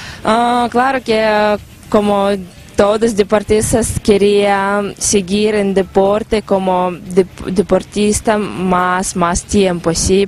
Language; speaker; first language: Spanish; non-native, learner; Russian